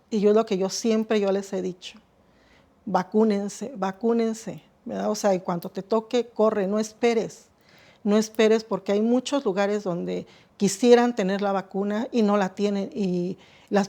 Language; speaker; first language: Spanish; native; Spanish